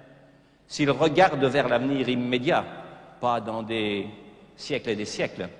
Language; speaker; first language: French; native; French